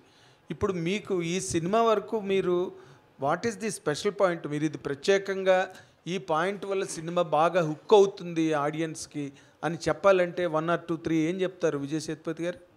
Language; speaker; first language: Telugu; native; Telugu